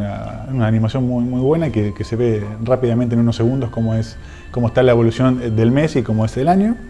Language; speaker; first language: Spanish; native; Spanish